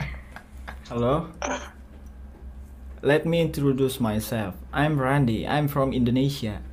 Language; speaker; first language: English; non-native, learner; Indonesian